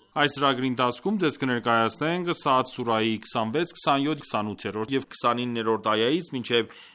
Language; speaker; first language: Armenian; native; Armenian